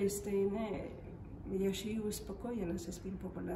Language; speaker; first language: Czech; non-native, learner; Spanish